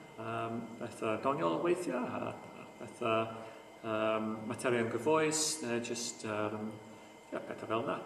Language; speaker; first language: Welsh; non-native, local second language; English